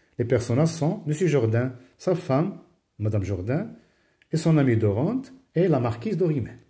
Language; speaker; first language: French; non-native, local second language; Arabic